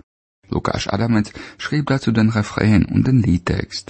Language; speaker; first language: German; native; German